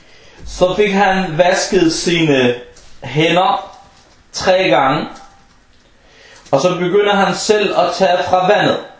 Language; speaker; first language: Danish; non-native, fluent; Arabic